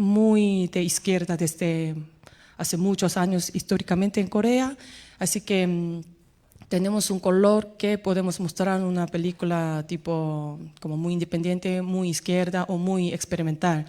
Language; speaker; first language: Spanish; non-native, fluent; Korean